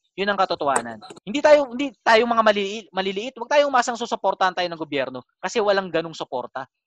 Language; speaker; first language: Filipino; native; Filipino